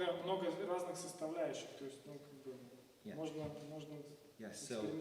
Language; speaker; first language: Russian; native; Russian